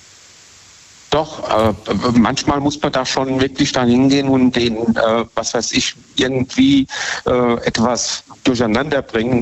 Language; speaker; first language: German; native; German